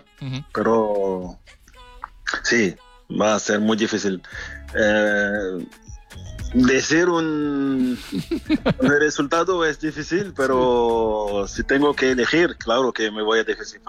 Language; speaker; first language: Spanish; non-native, fluent; French